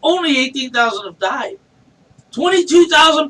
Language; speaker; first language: English; native; English